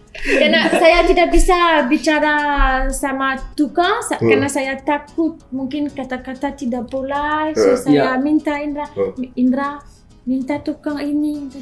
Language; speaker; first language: Indonesian; non-native, learner; French